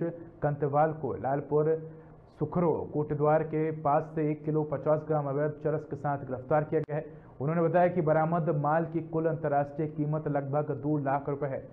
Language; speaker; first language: Hindi; native; Hindi